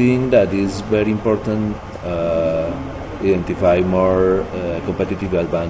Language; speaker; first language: English; non-native, learner; Spanish